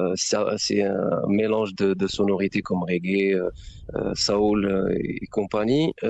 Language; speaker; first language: French; non-native, local second language; Arabic